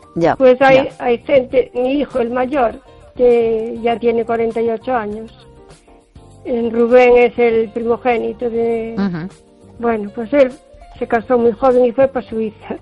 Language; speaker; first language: Spanish; native; Spanish